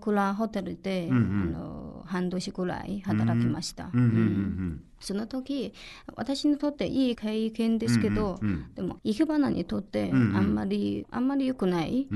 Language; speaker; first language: Japanese; non-native, learner; Chinese